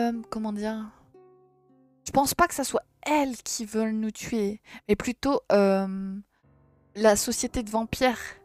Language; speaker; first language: French; native; French